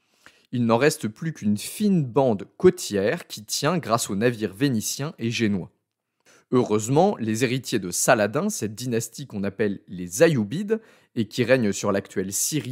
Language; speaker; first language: French; native; French